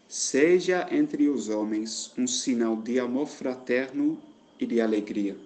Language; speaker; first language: Portuguese; non-native, fluent; Dutch